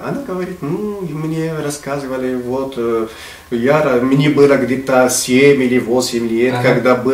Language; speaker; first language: Russian; non-native, fluent; Arabic